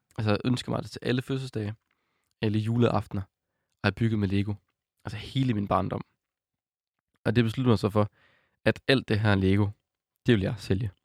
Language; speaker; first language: Danish; native; Danish